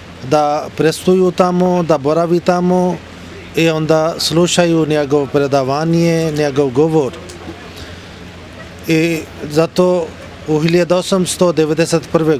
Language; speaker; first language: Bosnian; non-native, learner; Urdu